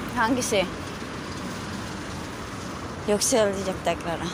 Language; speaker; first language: Turkish; non-native, learner; Filipino